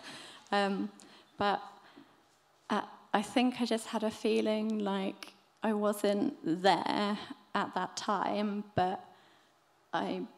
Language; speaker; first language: English; native; English